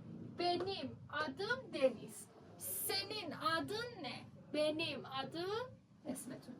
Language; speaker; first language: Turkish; non-native, learner; Persian